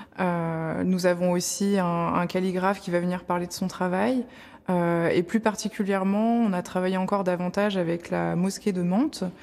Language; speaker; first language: French; native; French